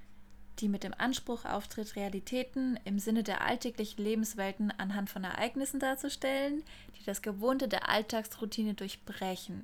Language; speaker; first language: German; native; German